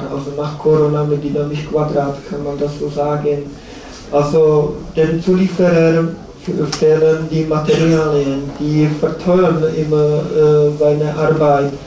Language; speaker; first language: German; non-native, learner; Czech